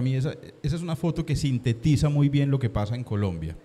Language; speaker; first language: Spanish; native; Spanish